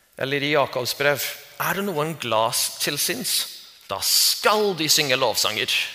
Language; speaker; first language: Norwegian; non-native, fluent; English